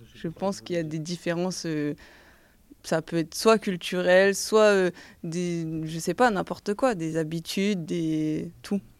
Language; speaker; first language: French; native; French